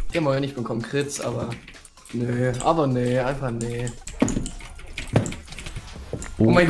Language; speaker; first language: German; native; German